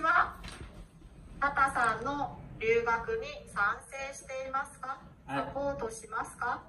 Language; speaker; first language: Japanese; non-native, learner; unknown